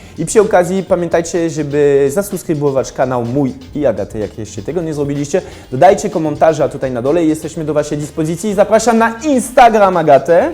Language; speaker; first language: Polish; non-native, fluent; French